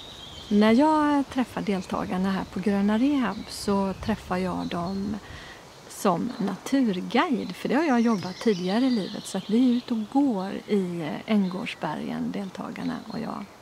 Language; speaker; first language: Swedish; native; Swedish